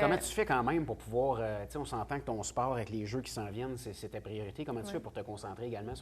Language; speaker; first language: French; native; French